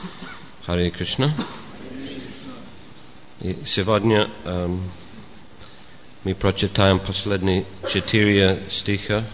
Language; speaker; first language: Russian; non-native, fluent; English